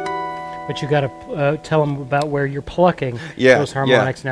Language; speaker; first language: English; native; English